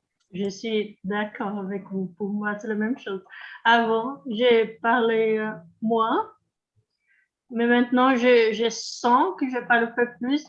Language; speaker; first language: French; non-native, learner; Portuguese